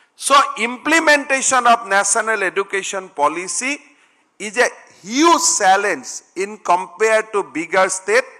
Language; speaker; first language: English; non-native, local second language; Assamese